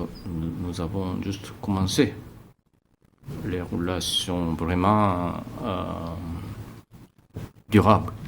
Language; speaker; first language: French; non-native, fluent; Japanese